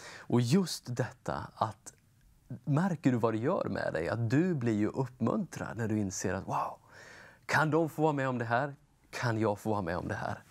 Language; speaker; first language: Swedish; native; Swedish